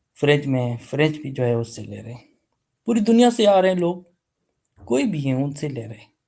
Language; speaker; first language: Urdu; non-native, local second language; Sindhi